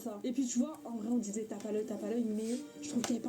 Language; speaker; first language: French; native; French